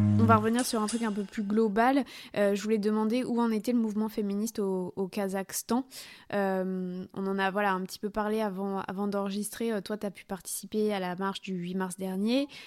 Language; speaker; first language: French; native; French